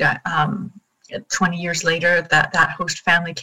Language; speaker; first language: English; native; English